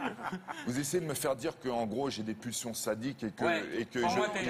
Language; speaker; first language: French; native; French